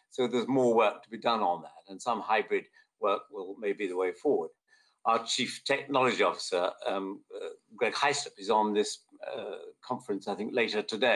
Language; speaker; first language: English; native; English